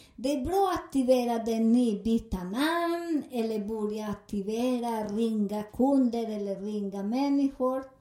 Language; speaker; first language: Swedish; non-native, learner; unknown